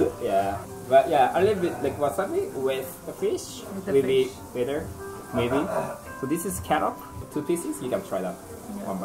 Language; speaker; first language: English; non-native, fluent; Japanese